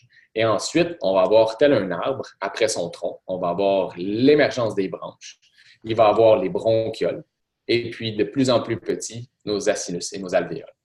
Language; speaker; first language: French; native; French